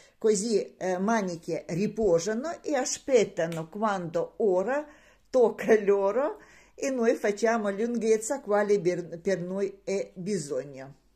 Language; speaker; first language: Italian; non-native, learner; Russian